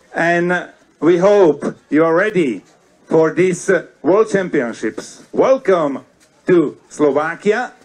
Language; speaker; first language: English; non-native, fluent; Slovak